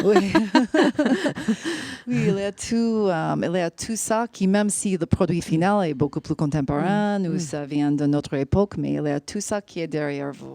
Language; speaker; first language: French; non-native, fluent; English